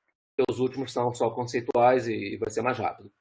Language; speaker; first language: Portuguese; native; Portuguese